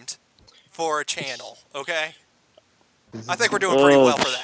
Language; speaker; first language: English; native; English